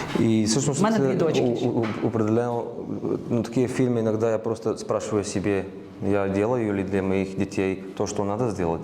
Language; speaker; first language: Russian; non-native, learner; Bulgarian